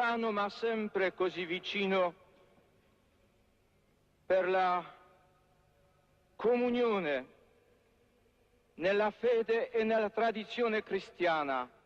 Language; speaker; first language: Italian; non-native, fluent; Polish